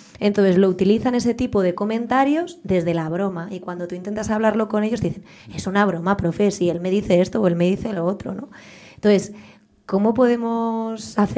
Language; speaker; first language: Spanish; native; Spanish